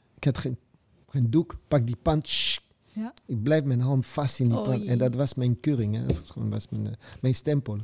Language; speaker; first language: Dutch; non-native, fluent; French